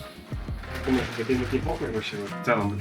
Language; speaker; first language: Russian; native; Russian